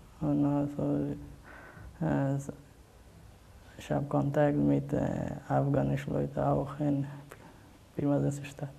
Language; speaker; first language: German; non-native, learner; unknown